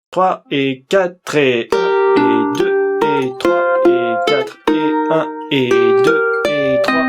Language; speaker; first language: French; native; French